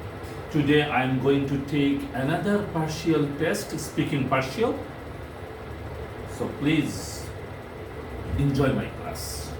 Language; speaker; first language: English; non-native, fluent; Bangla